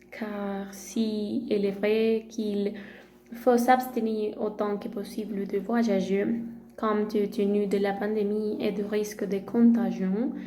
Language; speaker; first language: French; non-native, learner; Spanish